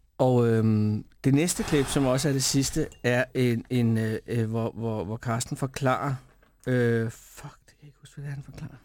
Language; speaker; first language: Danish; native; Danish